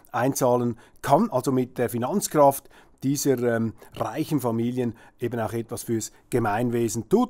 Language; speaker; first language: German; native; German